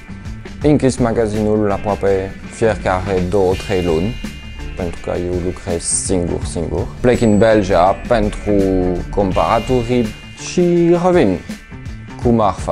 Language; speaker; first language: Romanian; non-native, learner; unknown